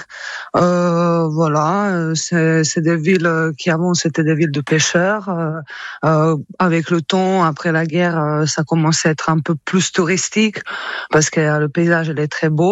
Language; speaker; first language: French; non-native, fluent; Croatian